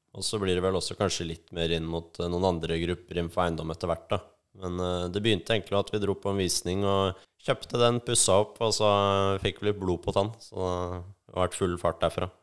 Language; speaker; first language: Norwegian; native; Norwegian